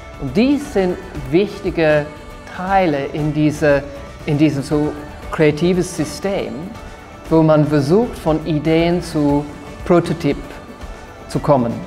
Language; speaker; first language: German; non-native, fluent; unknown